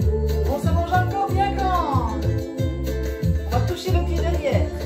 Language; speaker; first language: French; native; French